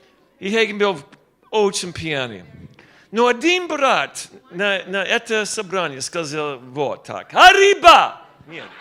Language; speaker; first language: Russian; non-native, learner; English